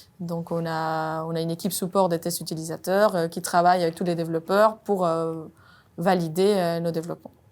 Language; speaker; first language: French; non-native, fluent; Spanish